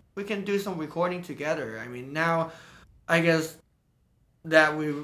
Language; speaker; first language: English; non-native, local second language; Cantonese